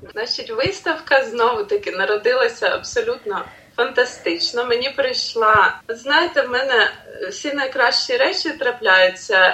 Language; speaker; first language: Ukrainian; native; Ukrainian